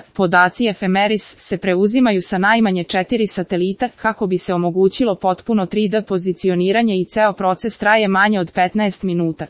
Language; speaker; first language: Croatian; native; Croatian